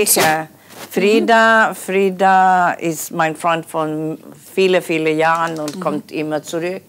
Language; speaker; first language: German; non-native, learner; Polish